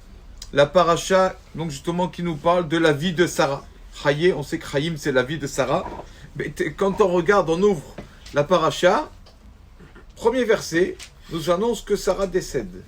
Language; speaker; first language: French; native; French